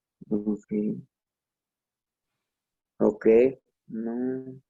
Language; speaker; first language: English; non-native, learner; Spanish